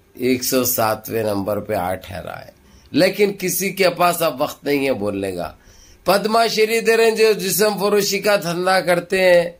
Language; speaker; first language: Urdu; native; Urdu